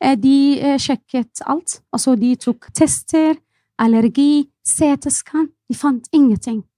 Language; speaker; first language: Norwegian; non-native, fluent; Arabic